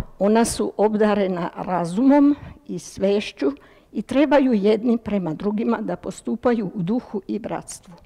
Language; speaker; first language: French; early bilingual, other home language; Croatian